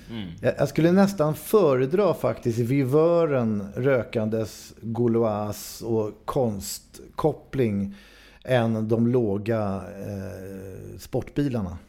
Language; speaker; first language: Swedish; native; Swedish